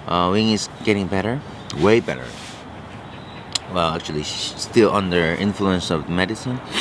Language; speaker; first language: English; non-native, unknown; Korean